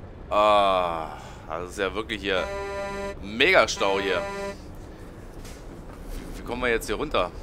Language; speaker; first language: German; native; German